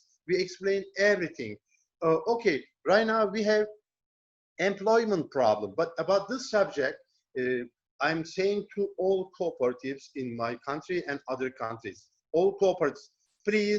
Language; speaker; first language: English; non-native, learner; Turkish